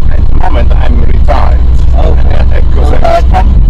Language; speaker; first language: English; non-native, fluent; Romanian